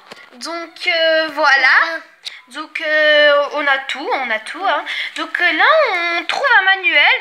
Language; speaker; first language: French; native; French